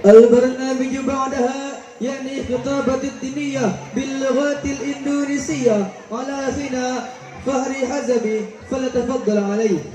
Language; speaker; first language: Arabic; non-native, learner; Indonesian